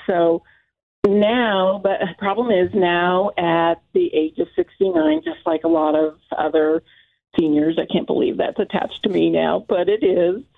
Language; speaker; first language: English; native; English